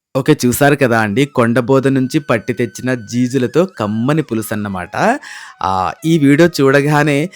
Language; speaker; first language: Telugu; non-native, local second language; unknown